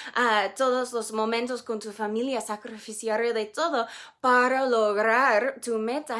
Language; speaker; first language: Spanish; non-native, fluent; English